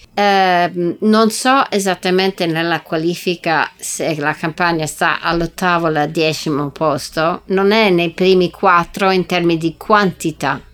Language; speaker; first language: Italian; non-native, fluent; English